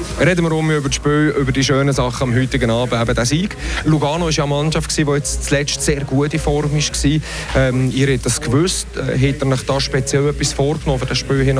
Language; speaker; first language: German; native; German